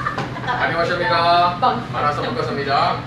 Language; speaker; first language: Korean; non-native, learner; Filipino